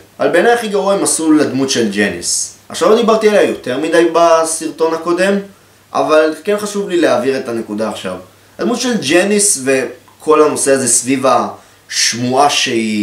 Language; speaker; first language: Hebrew; native; Hebrew